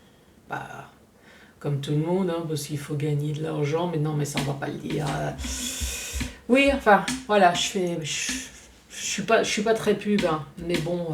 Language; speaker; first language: French; native; French